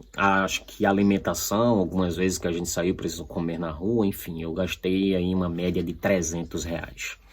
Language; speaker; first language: Portuguese; native; Portuguese